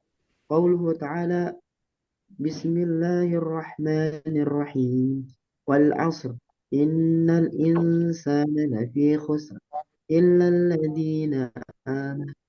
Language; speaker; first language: Arabic; non-native, learner; Indonesian